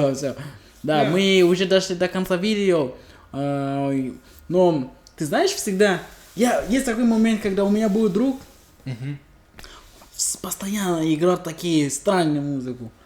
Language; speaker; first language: Russian; non-native, fluent; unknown